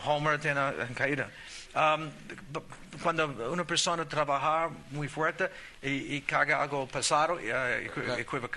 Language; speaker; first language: Spanish; non-native, learner; English